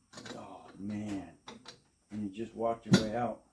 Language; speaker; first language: English; native; English